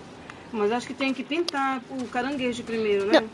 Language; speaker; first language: Portuguese; native; Portuguese